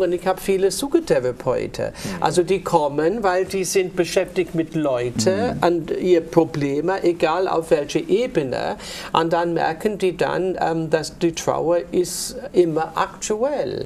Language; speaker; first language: German; non-native, fluent; English